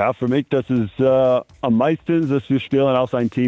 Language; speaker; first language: German; non-native, learner; English